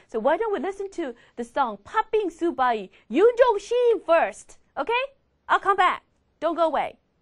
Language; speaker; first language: English; non-native, fluent; Korean